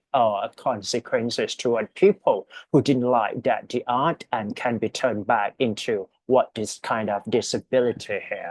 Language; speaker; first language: English; non-native, fluent; Thai